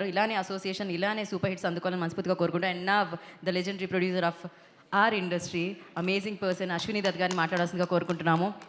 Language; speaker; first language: Telugu; native; Telugu